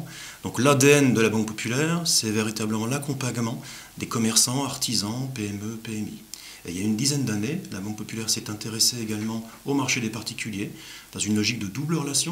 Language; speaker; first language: French; native; French